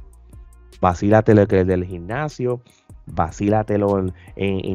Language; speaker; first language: Spanish; native; Spanish